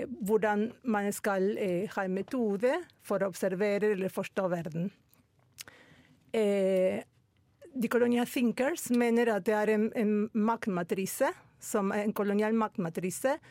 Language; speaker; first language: Norwegian; non-native, fluent; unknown